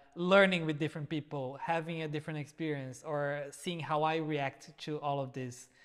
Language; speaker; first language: English; non-native, fluent; Portuguese